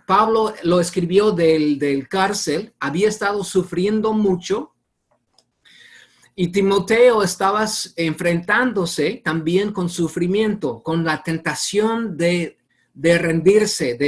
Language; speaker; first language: Spanish; non-native, fluent; English